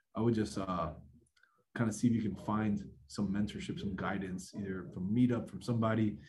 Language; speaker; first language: English; native; English